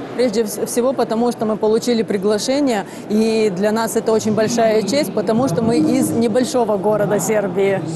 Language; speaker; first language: Russian; non-native, learner; Serbian